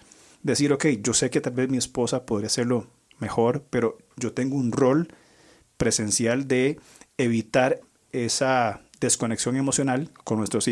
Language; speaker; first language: Spanish; native; Spanish